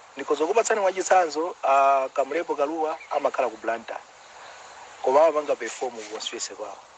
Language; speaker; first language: Nyanja; native; Nyanja